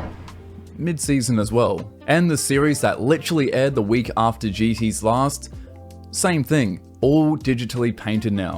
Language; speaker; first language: English; native; English